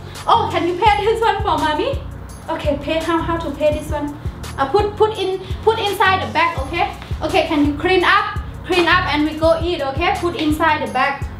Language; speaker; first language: English; non-native, learner; Thai